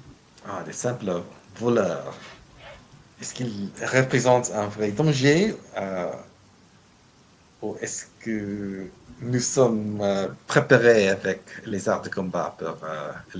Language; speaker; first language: French; non-native, learner; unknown